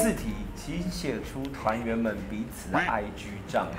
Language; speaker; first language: Chinese; native; Chinese